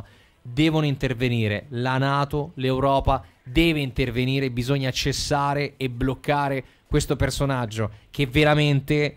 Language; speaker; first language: Italian; native; Italian